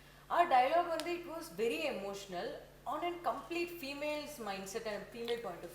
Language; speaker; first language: Telugu; non-native, learner; Tamil